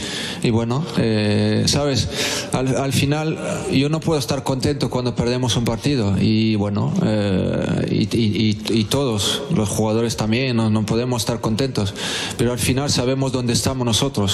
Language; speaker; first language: Spanish; non-native, fluent; French